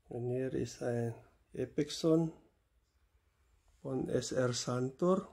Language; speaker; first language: German; non-native, learner; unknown